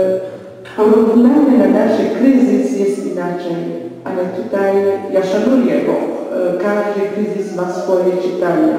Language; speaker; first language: Polish; non-native, learner; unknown